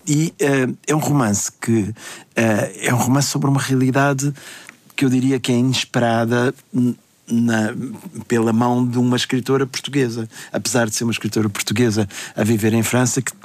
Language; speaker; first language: Portuguese; native; Portuguese